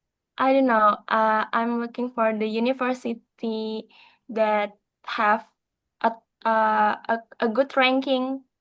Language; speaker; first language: English; non-native, learner; Indonesian